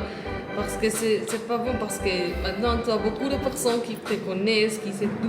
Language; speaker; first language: French; non-native, learner; Spanish